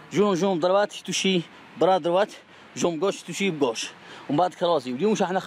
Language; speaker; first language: French; non-native, local second language; Arabic